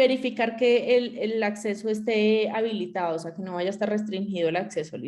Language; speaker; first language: Spanish; native; Spanish